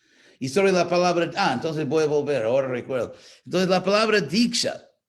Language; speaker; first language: Spanish; non-native, fluent; English